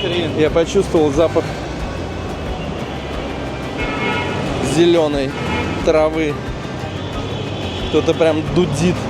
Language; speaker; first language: Russian; native; Russian